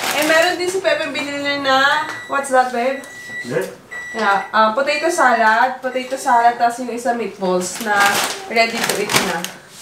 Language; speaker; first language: Filipino; native; Filipino